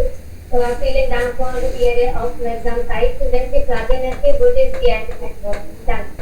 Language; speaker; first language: German; non-native, learner; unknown